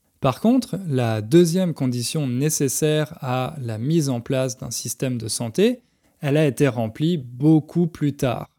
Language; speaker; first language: French; native; French